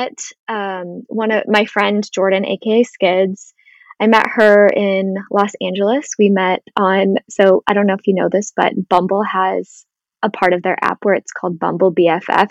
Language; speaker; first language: English; native; English